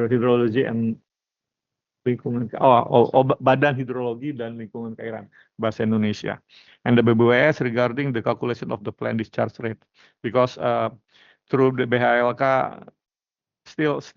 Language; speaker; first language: English; non-native, learner; Indonesian